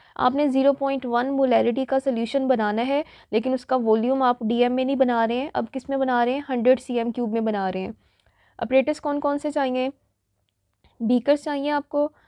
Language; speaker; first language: Urdu; non-native, local second language; Punjabi